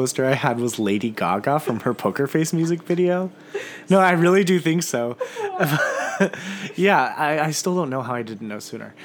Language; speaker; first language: English; native; English